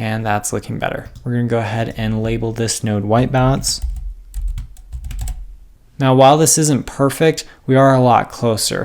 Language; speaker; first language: English; native; English